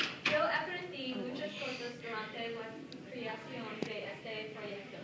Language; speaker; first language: Spanish; non-native, learner; English